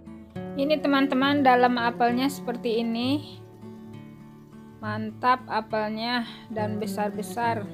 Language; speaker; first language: Indonesian; native; Indonesian